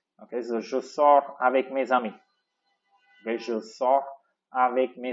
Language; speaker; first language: French; non-native, fluent; Tamil